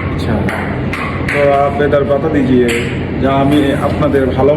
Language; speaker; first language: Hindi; non-native, learner; Bangla